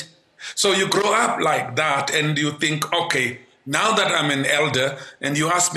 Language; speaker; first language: English; non-native, local second language; Xhosa